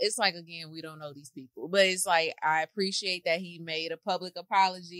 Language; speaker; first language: English; native; English